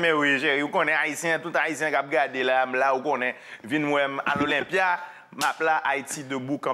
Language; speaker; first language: French; native; French